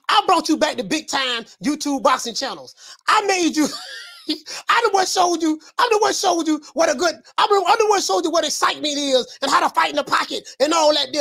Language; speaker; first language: English; native; English